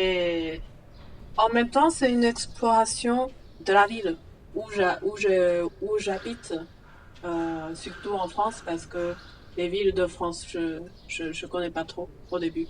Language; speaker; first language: French; non-native, fluent; Chinese